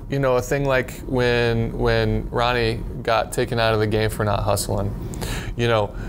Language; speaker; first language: English; native; English